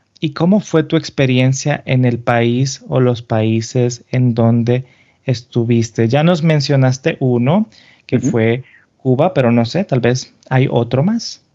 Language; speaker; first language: Spanish; native; Spanish